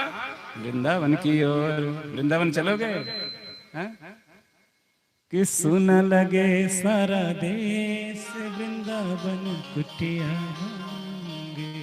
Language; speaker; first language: Hindi; native; Hindi